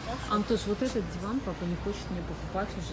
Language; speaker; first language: Russian; native; Russian